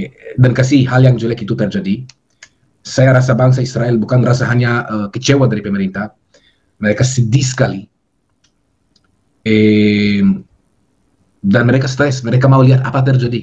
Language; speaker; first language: Indonesian; non-native, fluent; Hebrew